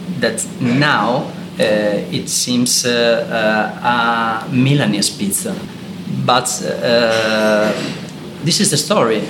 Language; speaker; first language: English; non-native, learner; Italian